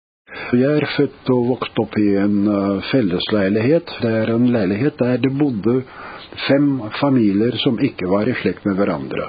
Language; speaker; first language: Norwegian; non-native, fluent; Russian